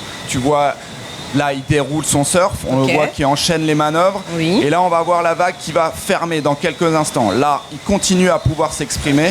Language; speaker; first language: French; native; French